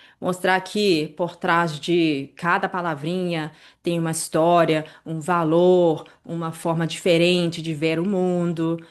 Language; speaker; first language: Portuguese; native; Portuguese